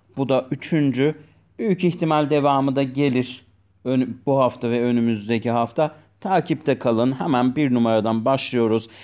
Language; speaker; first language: Turkish; non-native, fluent; Azerbaijani